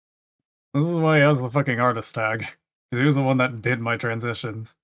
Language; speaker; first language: English; native; English